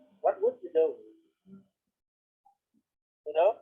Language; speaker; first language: English; non-native, learner; Vietnamese